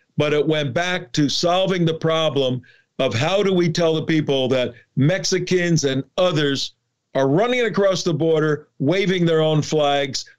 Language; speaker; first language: English; native; English